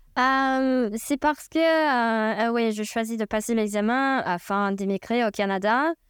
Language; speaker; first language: French; non-native, fluent; Chinese